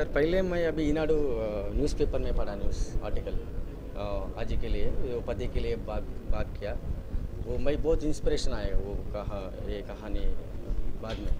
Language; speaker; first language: Hindi; non-native, local second language; Telugu